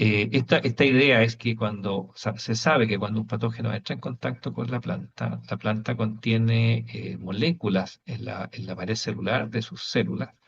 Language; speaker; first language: Spanish; native; Spanish